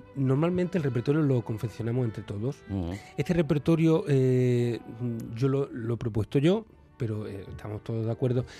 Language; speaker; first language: Spanish; native; Spanish